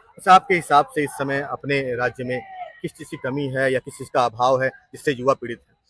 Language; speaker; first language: Hindi; native; Hindi